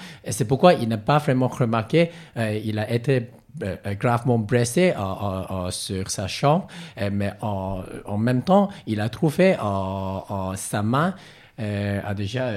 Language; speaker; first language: French; non-native, learner; Cantonese